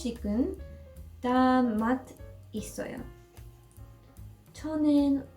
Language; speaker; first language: Korean; non-native, learner; English